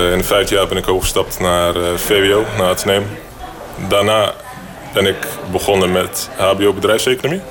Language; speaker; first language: Dutch; early bilingual, other home language; Bosnian